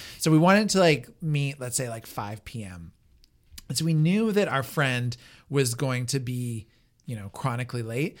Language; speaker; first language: English; native; English